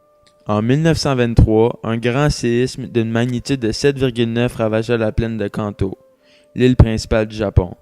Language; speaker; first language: French; native; French